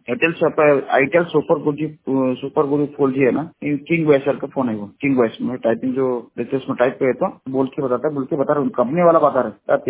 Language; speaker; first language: Hindi; non-native, local second language; Kannada